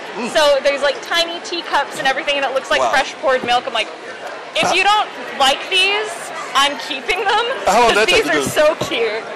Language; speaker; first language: English; native; English